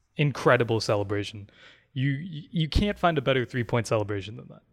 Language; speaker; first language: English; native; English